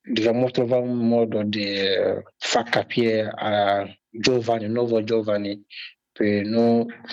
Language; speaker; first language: Italian; non-native, learner; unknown